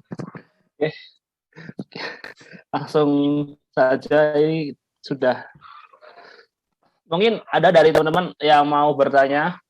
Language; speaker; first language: Indonesian; native; Indonesian